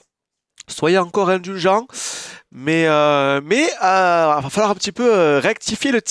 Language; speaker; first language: French; native; French